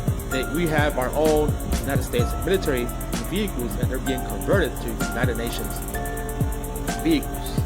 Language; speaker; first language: English; native; English